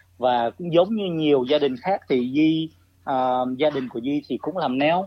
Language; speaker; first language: Vietnamese; native; Vietnamese